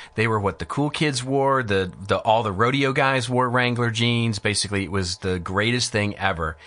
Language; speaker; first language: English; native; English